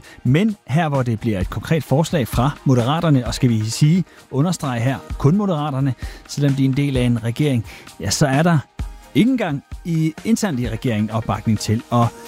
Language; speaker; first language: Danish; native; Danish